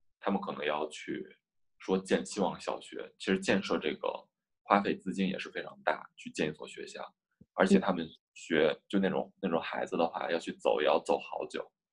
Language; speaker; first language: Chinese; native; Chinese